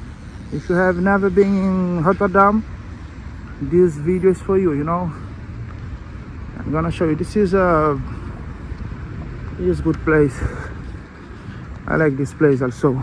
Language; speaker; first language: English; non-native, learner; Portuguese